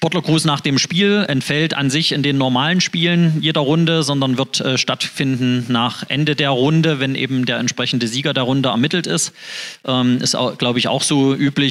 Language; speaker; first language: German; native; German